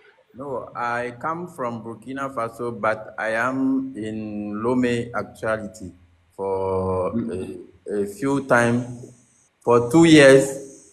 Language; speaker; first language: English; non-native, learner; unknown